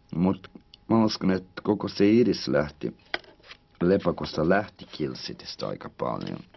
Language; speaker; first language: Finnish; early bilingual, heritage; Finnish